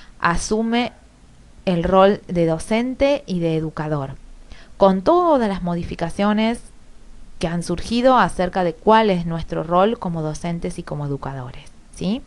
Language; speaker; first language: Spanish; native; Spanish